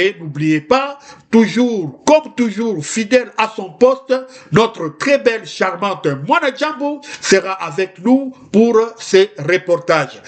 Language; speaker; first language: French; non-native, local second language; Lingala